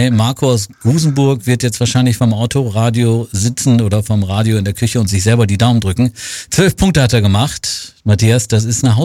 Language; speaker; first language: German; native; German